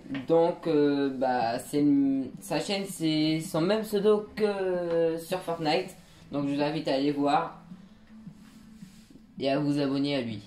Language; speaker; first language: French; native; French